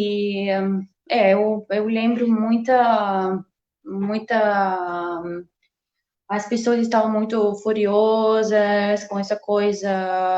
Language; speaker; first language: Portuguese; non-native, fluent; Russian